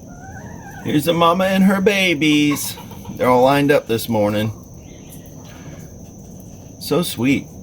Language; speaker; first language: English; native; English